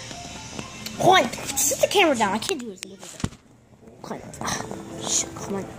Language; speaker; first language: English; native; English